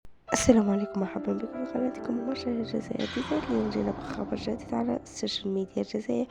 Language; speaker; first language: Arabic; native; Arabic